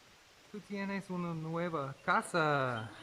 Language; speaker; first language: Spanish; non-native, learner; English